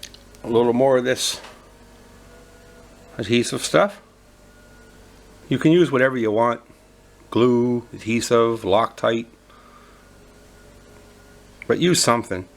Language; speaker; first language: English; native; English